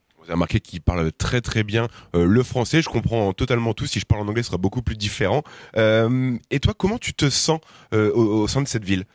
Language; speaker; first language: French; native; French